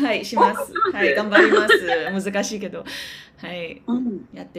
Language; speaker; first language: Japanese; non-native, learner; English